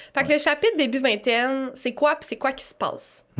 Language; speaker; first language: French; native; French